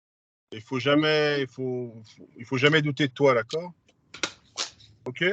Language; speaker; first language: French; native; French